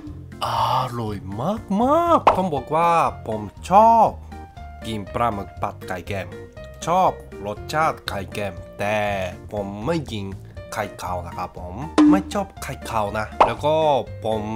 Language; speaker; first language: Thai; non-native, learner; Japanese